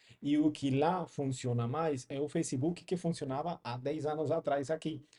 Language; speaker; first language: Portuguese; non-native, fluent; Spanish